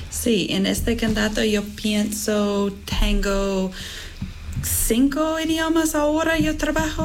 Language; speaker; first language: Spanish; non-native, learner; English